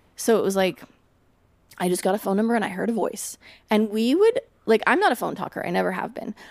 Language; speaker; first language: English; native; English